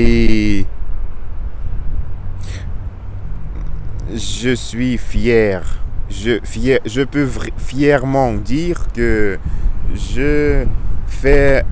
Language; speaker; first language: French; non-native, learner; Russian